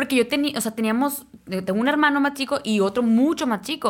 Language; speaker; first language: Spanish; native; Spanish